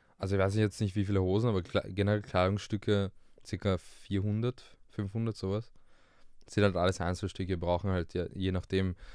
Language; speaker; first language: German; early bilingual, other home language; English